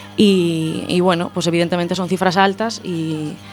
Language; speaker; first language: Spanish; native; Spanish